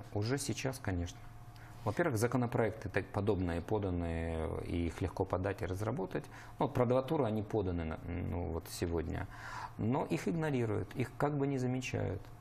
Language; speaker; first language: Russian; native; Russian